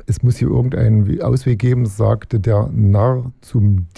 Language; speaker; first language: German; native; German